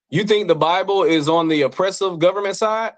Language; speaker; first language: English; native; English